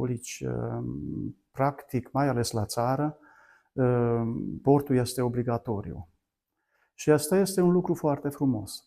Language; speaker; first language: Romanian; non-native, local second language; Hungarian